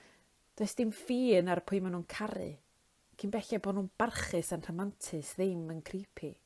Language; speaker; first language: Welsh; native; Welsh